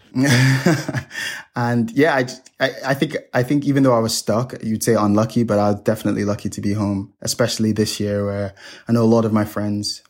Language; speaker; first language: English; native; English